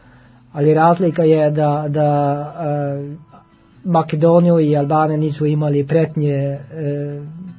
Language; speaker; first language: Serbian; non-native, learner; Norwegian